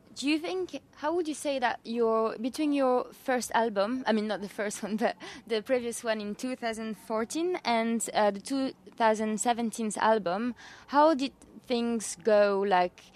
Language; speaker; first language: English; non-native, fluent; French